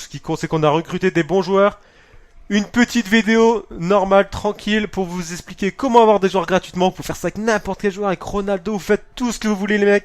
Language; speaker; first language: French; native; French